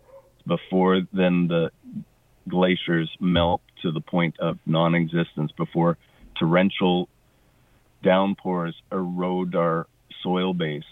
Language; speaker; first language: English; native; English